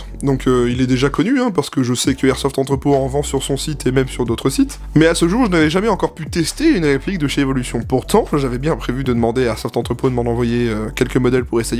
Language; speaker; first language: French; native; French